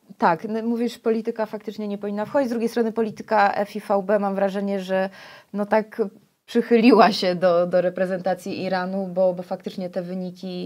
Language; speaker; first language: Polish; native; Polish